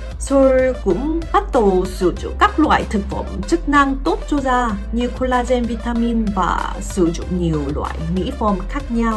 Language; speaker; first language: Vietnamese; non-native, fluent; Korean